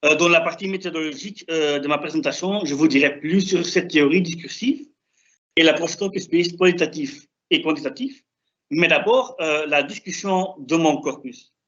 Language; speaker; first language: French; non-native, fluent; German